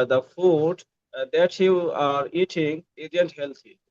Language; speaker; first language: English; non-native, learner; Bangla